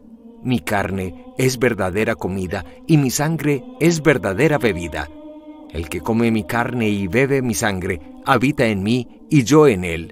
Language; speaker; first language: Spanish; native; Spanish